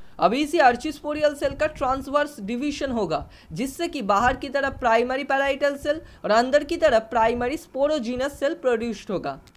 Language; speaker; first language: Hindi; non-native, local second language; Bangla